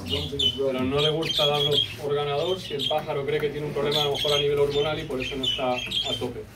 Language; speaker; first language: Spanish; native; Spanish